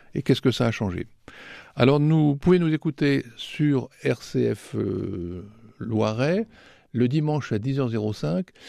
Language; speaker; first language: French; native; French